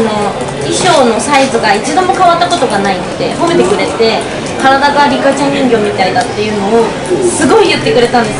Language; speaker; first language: Japanese; native; Japanese